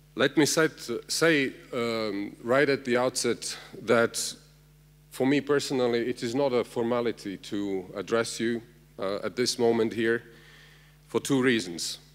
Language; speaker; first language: English; non-native, fluent; Slovak